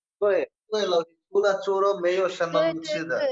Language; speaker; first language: Chinese; non-native, learner; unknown